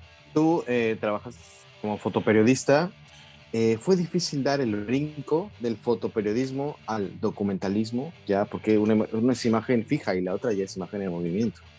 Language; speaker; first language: Spanish; native; Spanish